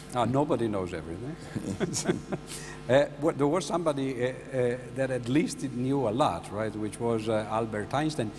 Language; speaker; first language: English; non-native, fluent; Italian